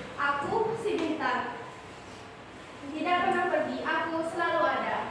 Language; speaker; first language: Indonesian; native; Indonesian